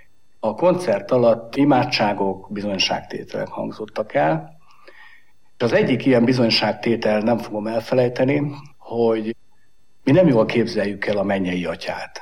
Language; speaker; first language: Hungarian; native; Hungarian